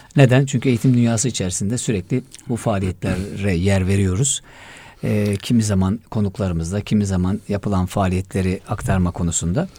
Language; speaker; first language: Turkish; native; Turkish